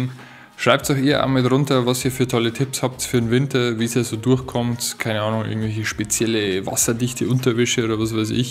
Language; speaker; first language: German; native; German